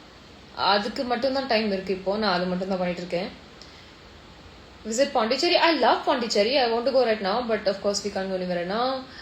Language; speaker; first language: Tamil; non-native, fluent; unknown